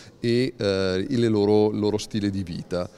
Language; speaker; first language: Italian; native; Italian